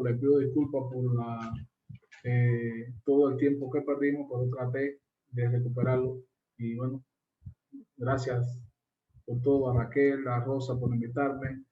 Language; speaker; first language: Spanish; native; Spanish